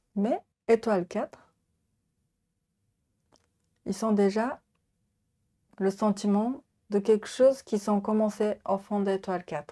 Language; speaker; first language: French; non-native, learner; Japanese